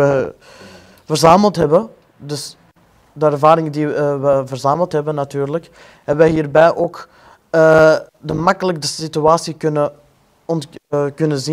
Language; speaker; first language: Dutch; non-native, fluent; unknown